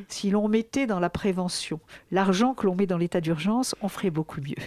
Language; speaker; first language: French; native; French